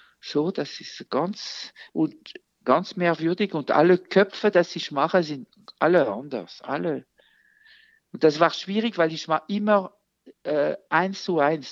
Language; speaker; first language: German; non-native, fluent; French